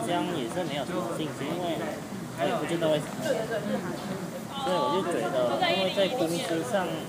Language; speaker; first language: Chinese; non-native, fluent; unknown